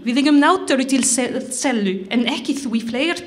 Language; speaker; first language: Icelandic; non-native, learner; French